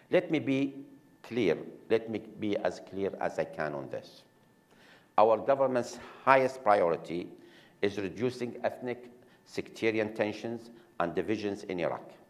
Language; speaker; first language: English; non-native, fluent; Arabic